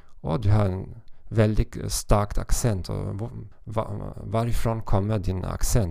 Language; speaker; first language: Swedish; non-native, learner; German